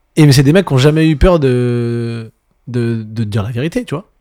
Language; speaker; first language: French; native; French